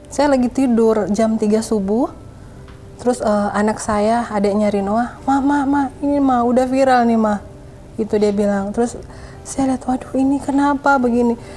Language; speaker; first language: Indonesian; native; Indonesian